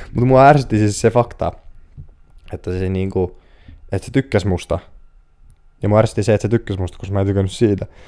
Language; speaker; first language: Finnish; early bilingual, other home language; Portuguese